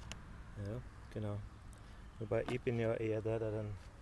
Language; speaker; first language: German; native; German